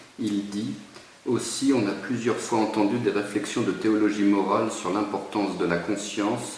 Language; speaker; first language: French; native; French